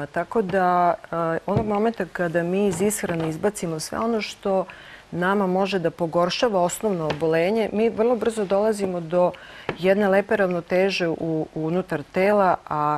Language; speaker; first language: Croatian; native; Croatian